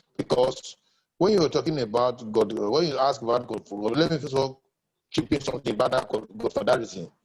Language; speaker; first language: English; non-native, local second language; Yoruba